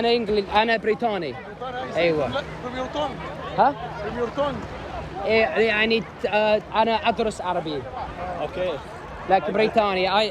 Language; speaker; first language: Arabic; non-native, learner; English